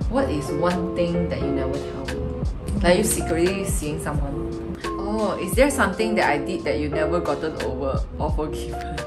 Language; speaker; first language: English; non-native, local second language; Chinese